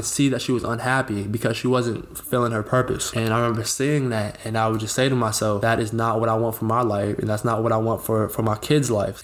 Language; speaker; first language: English; native; English